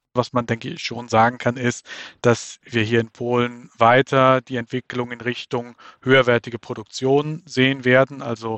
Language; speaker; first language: German; native; German